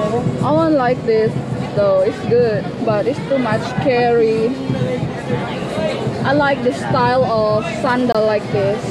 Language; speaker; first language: English; non-native, learner; Indonesian